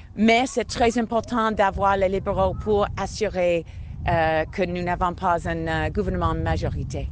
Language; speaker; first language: French; non-native, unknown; English